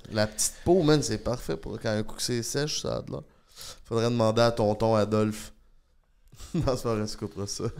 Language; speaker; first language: French; native; French